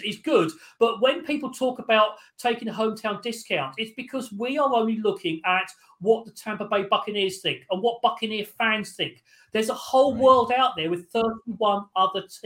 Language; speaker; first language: English; native; English